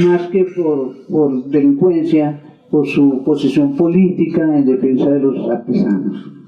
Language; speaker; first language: Spanish; native; Spanish